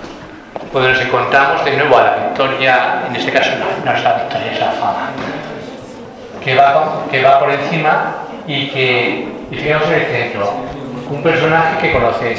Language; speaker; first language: Spanish; native; Spanish